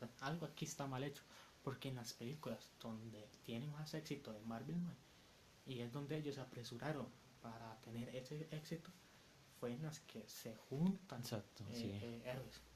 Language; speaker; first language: Spanish; native; Spanish